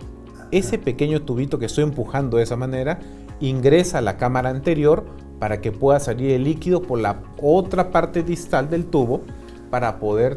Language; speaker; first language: Spanish; native; Spanish